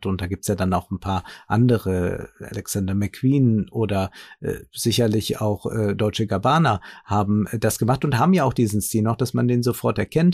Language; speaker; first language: German; native; German